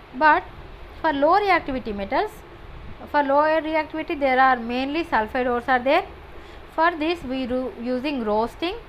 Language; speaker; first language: English; non-native, local second language; Telugu